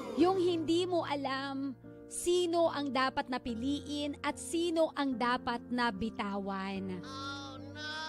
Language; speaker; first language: Filipino; native; Filipino